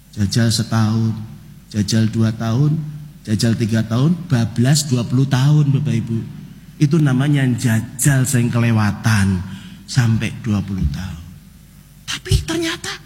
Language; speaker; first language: Indonesian; non-native, local second language; Javanese